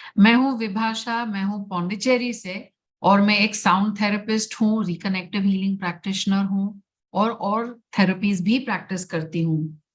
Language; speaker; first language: Hindi; non-native, local second language; Gujarati